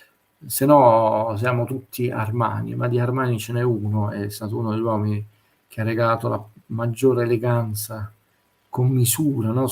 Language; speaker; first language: Italian; native; Italian